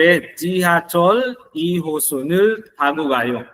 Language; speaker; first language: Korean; non-native, fluent; Filipino